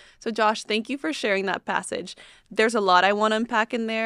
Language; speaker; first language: English; non-native, fluent; Spanish